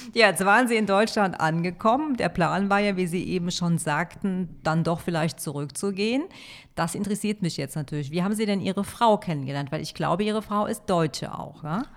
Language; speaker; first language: German; native; German